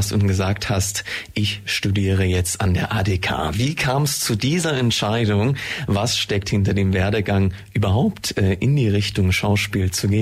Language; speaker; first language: German; native; German